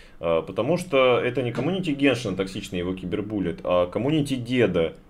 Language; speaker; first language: Russian; native; Russian